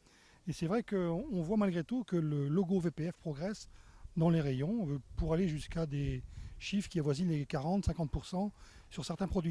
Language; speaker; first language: French; native; French